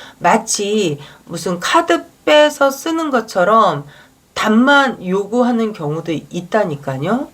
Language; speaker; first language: Korean; native; Korean